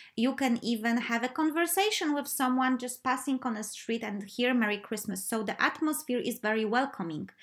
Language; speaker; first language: English; non-native, fluent; Polish